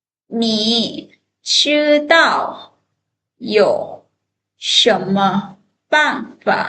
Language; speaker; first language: Chinese; non-native, fluent; Lao